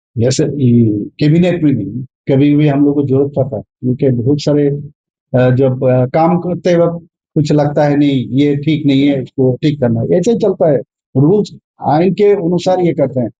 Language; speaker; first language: Hindi; non-native, local second language; Bangla